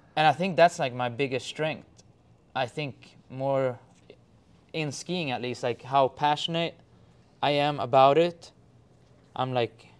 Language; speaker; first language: English; non-native, fluent; Swedish